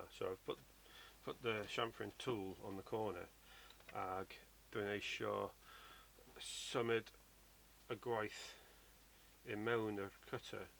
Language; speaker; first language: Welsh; non-native, learner; English